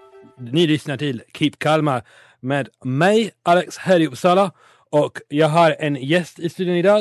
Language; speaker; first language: Swedish; non-native, learner; English